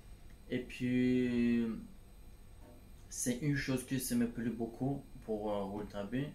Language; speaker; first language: French; non-native, learner; Turkish